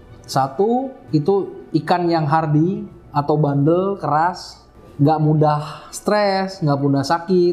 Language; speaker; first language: Indonesian; native; Indonesian